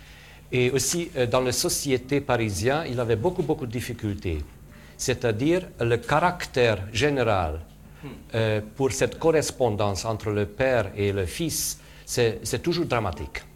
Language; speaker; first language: French; non-native, fluent; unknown